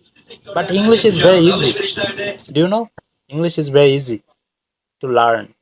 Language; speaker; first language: English; non-native, fluent; Bangla